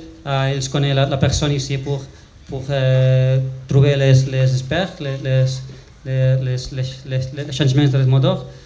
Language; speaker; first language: French; non-native, learner; Spanish